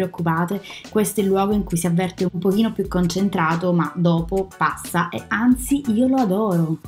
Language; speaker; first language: Italian; native; Italian